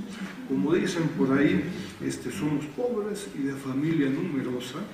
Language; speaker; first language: Spanish; native; Spanish